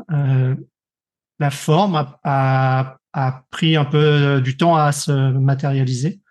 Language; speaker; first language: French; native; French